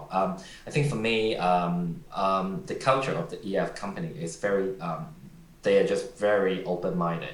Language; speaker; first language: English; non-native, local second language; Cantonese